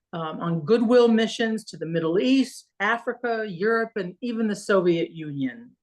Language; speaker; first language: English; native; English